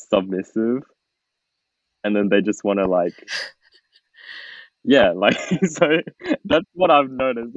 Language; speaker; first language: English; native; English